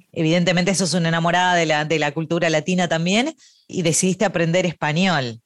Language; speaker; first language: Spanish; native; Spanish